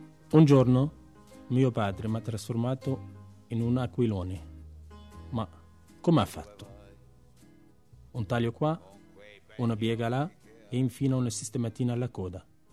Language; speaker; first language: Italian; non-native, fluent; Arabic